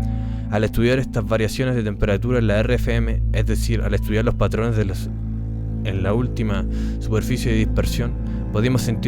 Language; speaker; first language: Spanish; native; Spanish